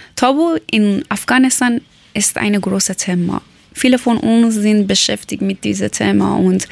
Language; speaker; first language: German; non-native, learner; Persian